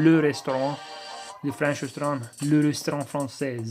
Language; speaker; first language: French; non-native, learner; English